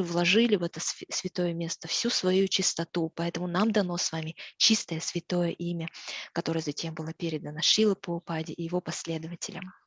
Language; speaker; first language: Russian; native; Russian